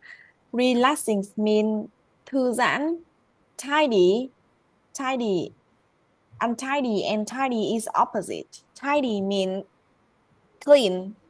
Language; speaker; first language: English; non-native, learner; Vietnamese